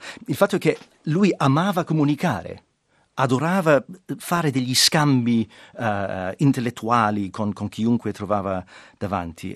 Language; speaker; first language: Italian; non-native, fluent; English